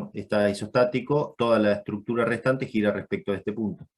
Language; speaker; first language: Spanish; native; Spanish